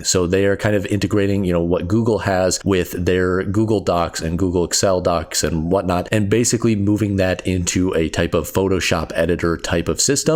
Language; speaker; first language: English; native; English